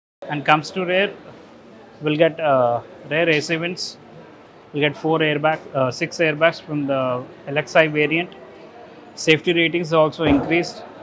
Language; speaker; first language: English; non-native, local second language; Telugu